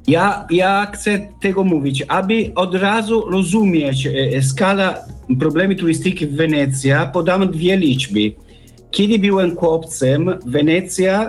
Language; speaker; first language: Polish; non-native, learner; Italian